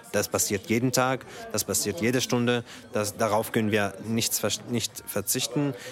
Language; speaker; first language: German; non-native, fluent; Arabic